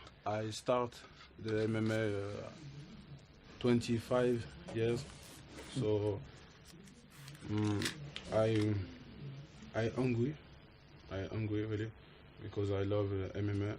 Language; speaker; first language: English; non-native, learner; French